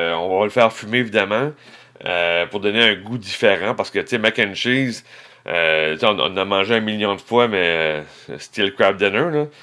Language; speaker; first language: French; native; French